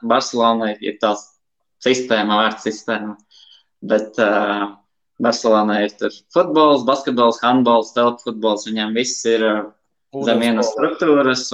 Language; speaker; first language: Latvian; native; Latvian